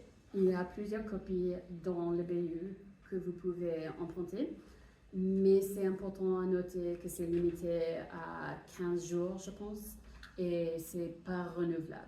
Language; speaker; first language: French; non-native, fluent; English